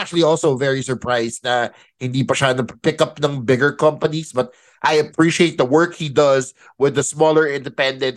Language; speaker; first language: English; non-native, local second language; Filipino